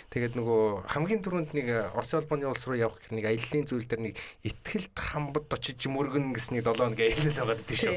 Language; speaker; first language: Mongolian; native; Mongolian